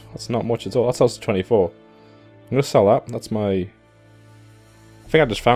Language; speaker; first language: English; native; English